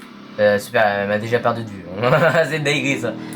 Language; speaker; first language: French; native; French